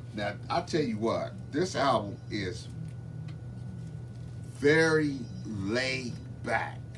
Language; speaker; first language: English; native; English